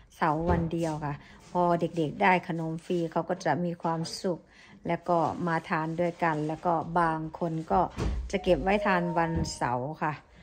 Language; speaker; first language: Thai; native; Thai